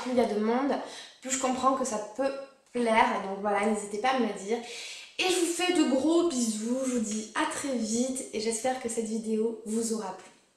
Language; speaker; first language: French; native; French